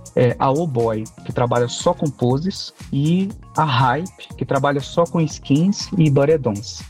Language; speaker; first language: Portuguese; native; Portuguese